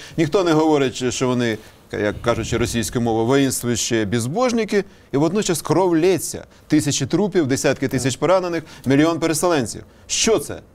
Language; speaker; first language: Ukrainian; native; Ukrainian